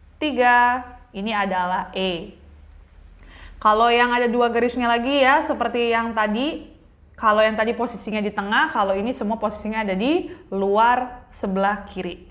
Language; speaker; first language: Indonesian; native; Indonesian